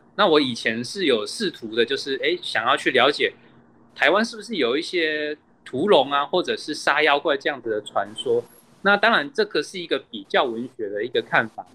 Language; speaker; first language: Chinese; native; Chinese